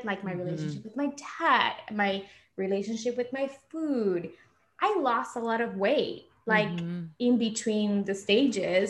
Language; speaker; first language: English; non-native, fluent; Spanish